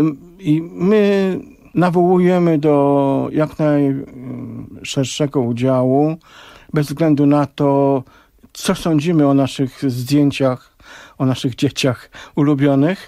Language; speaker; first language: Polish; native; Polish